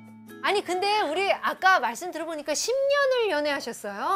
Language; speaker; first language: Korean; native; Korean